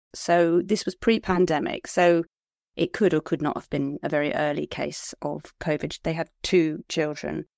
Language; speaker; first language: English; native; English